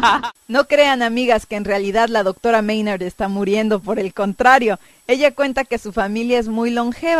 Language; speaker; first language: Spanish; native; Spanish